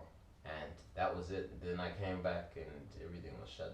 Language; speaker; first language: English; early bilingual, other home language; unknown